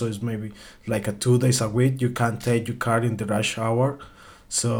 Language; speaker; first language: English; non-native, learner; Spanish